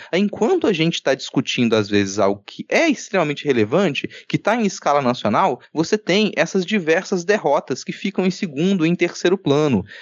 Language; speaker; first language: Portuguese; native; Portuguese